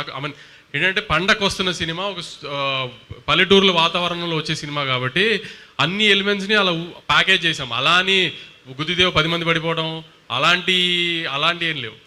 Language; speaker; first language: Telugu; native; Telugu